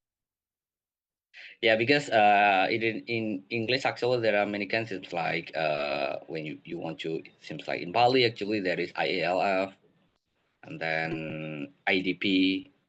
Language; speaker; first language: English; non-native, learner; Indonesian